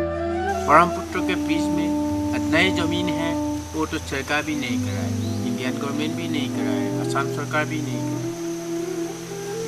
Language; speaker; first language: Hindi; non-native, local second language; Assamese